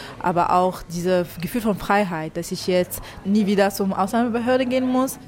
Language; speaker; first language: German; non-native, fluent; Arabic